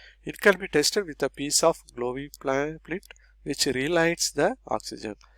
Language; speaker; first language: English; non-native, local second language; Tamil